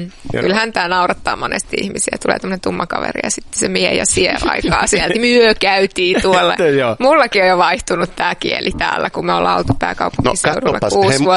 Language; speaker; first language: Finnish; native; Finnish